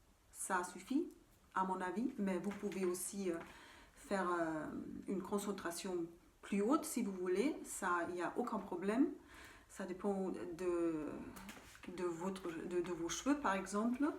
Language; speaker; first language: French; non-native, fluent; German